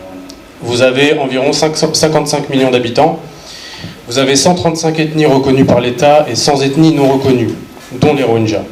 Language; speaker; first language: French; native; French